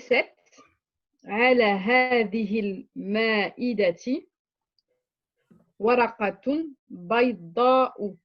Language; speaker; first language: Arabic; non-native, learner; French